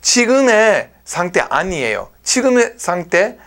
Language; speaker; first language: Korean; non-native, learner; English